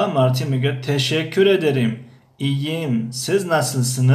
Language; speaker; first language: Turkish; non-native, fluent; Persian